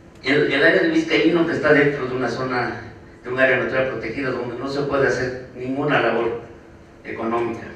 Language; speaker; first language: Spanish; native; Spanish